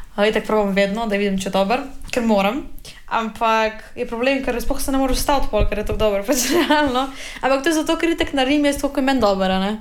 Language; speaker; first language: Slovenian; native; Slovenian